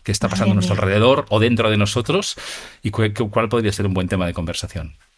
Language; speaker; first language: Spanish; native; Spanish